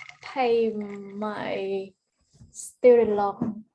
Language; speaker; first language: English; early bilingual, heritage; Vietnamese